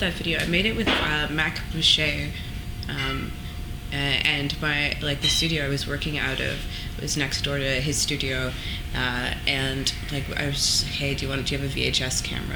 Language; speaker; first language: English; native; English